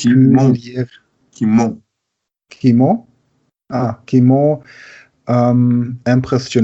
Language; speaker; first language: French; non-native, learner; German